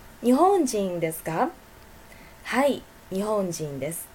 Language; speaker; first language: Japanese; non-native, fluent; Chinese